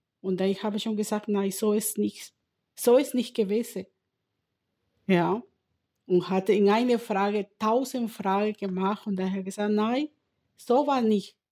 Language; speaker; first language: German; non-native, learner; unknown